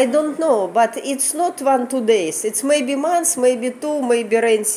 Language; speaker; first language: English; non-native, learner; Russian